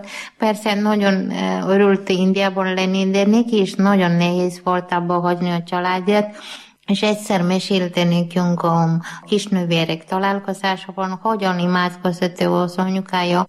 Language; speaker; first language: Hungarian; non-native, learner; Malayalam